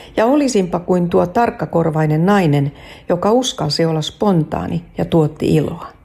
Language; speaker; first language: Finnish; native; Finnish